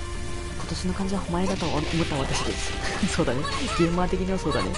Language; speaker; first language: Japanese; native; Japanese